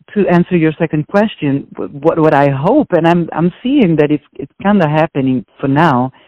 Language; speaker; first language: English; non-native, fluent; Italian